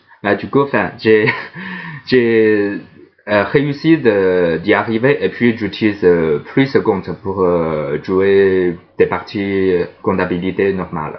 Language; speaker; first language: French; non-native, fluent; Chinese